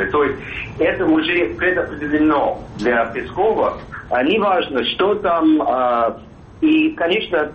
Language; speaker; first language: Russian; non-native, fluent; English